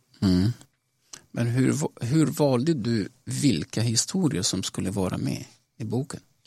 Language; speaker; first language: Swedish; non-native, fluent; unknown